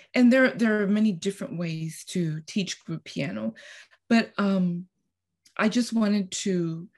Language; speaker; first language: English; non-native, fluent; Spanish